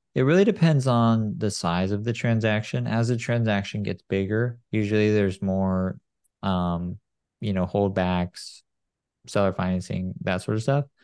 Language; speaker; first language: English; native; English